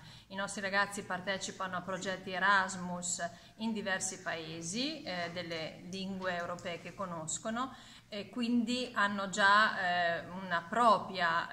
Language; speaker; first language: Italian; native; Italian